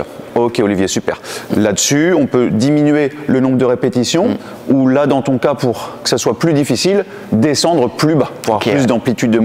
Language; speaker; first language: French; native; French